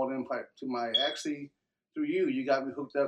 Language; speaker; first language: English; native; English